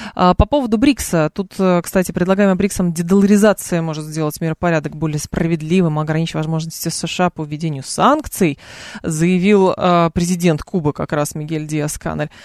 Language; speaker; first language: Russian; native; Russian